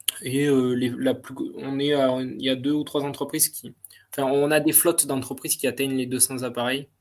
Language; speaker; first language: French; native; French